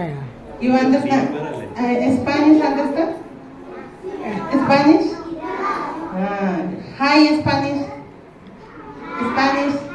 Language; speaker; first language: English; non-native, learner; Spanish